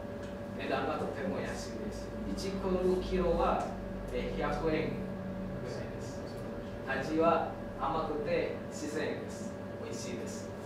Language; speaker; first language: Japanese; non-native, learner; Indonesian